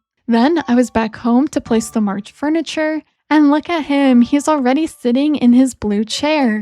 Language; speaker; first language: English; native; English